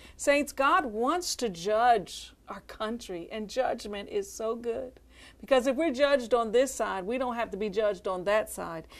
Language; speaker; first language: English; native; English